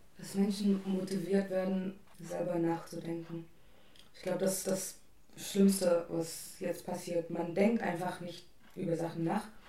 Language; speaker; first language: German; non-native, fluent; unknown